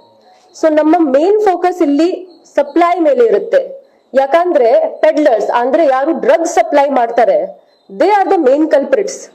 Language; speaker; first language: Kannada; non-native, fluent; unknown